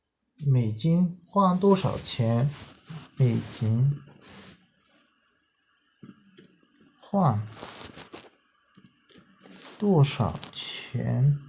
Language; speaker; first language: Chinese; non-native, fluent; Tajik